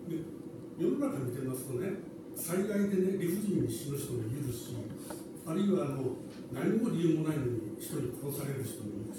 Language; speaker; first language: Japanese; native; Japanese